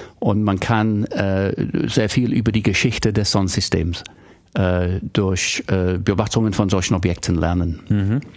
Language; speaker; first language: German; non-native, fluent; English